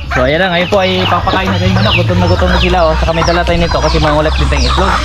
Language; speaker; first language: Filipino; native; Filipino